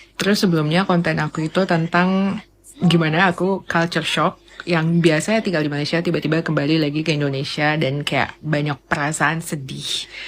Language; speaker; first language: Indonesian; native; Indonesian